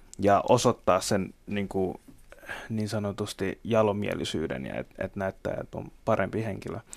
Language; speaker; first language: Finnish; early bilingual, other home language; Bangla